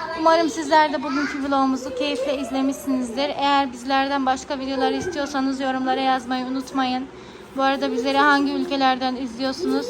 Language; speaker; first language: Turkish; non-native, fluent; Urdu